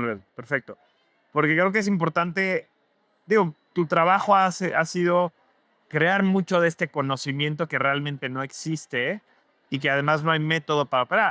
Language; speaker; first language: Spanish; native; Spanish